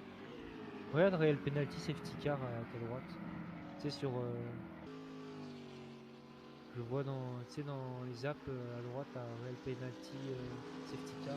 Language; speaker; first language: French; native; French